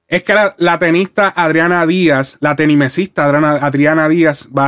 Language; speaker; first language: Spanish; native; Spanish